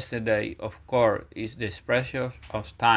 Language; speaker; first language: English; non-native, fluent; Spanish